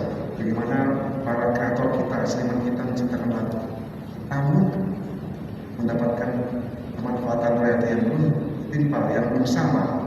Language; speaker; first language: Indonesian; native; Indonesian